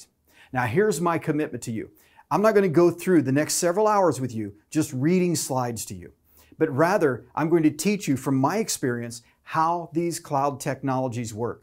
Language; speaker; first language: English; native; English